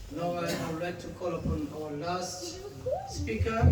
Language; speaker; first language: English; non-native, local second language; Urdu